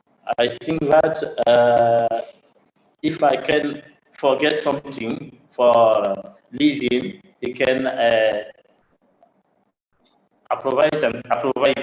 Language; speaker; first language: English; non-native, learner; French